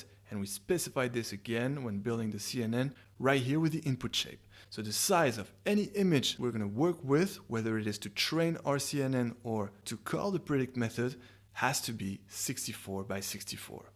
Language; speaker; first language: English; non-native, fluent; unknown